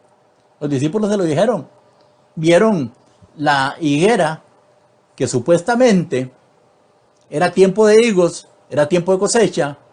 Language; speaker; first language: Spanish; native; Spanish